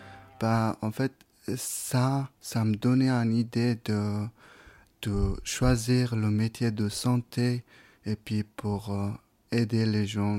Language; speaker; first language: French; non-native, fluent; Persian